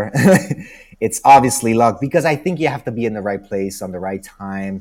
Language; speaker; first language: English; non-native, fluent; Italian